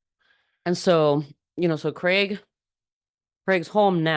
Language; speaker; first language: English; native; English